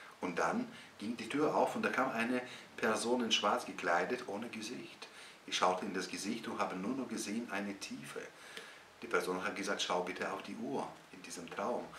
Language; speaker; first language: German; non-native, fluent; Russian